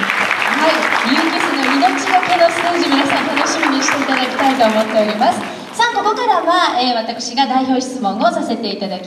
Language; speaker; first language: Japanese; native; Japanese